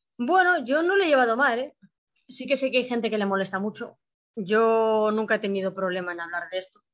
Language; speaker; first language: Spanish; native; Spanish